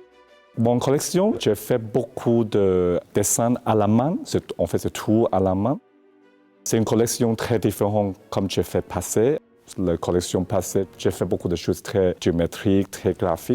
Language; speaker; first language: French; non-native, learner; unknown